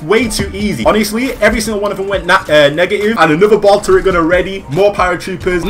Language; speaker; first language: English; native; English